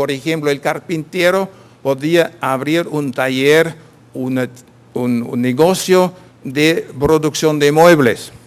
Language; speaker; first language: Spanish; non-native, fluent; German